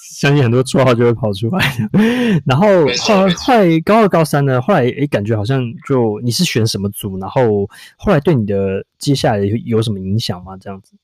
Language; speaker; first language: Chinese; native; Chinese